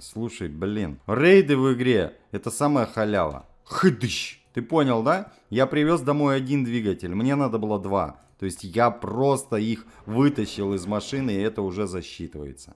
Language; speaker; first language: Russian; native; Russian